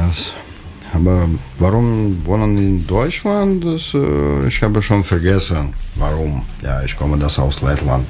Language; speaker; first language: German; non-native, learner; Russian